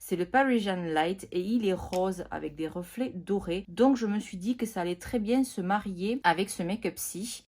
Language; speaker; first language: French; native; French